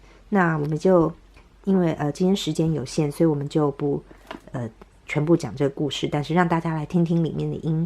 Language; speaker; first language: Chinese; native; Chinese